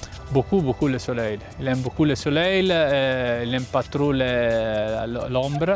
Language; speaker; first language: French; non-native, fluent; Italian